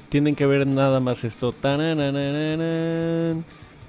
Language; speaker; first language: Spanish; native; Spanish